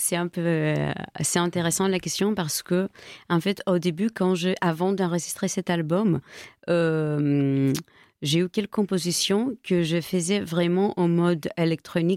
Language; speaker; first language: French; non-native, fluent; Greek